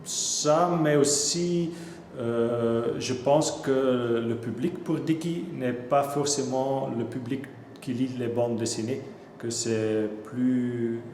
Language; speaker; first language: French; non-native, local second language; Dutch